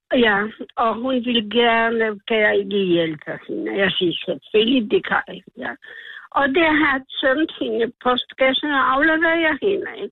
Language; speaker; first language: Danish; non-native, learner; Polish